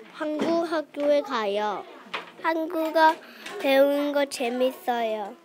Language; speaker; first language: Korean; non-native, learner; English